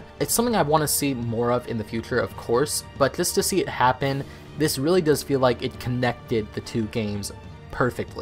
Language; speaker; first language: English; native; English